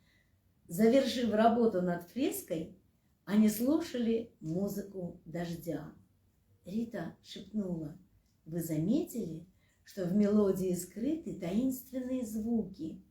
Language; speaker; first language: Russian; native; Russian